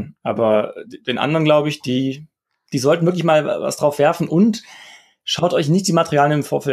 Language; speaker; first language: German; native; German